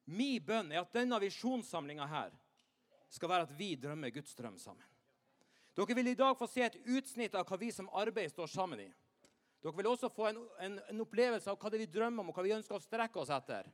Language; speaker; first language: Norwegian; native; Norwegian